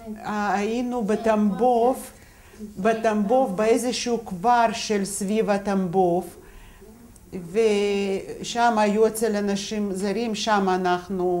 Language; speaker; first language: Hebrew; non-native, fluent; Russian